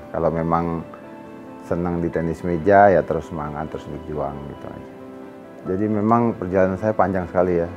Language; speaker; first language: Indonesian; native; Indonesian